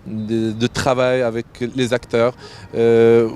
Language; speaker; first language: French; non-native, local second language; Arabic